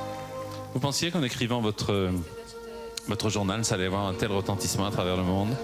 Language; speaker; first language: French; native; French